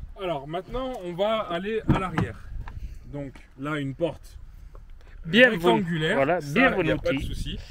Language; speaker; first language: French; native; French